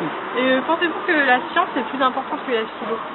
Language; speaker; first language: French; native; French